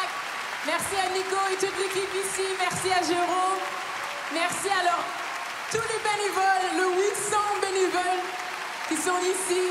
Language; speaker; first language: French; non-native, fluent; English